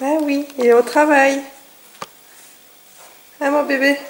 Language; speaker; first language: French; native; French